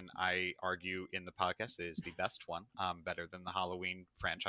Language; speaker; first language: English; native; English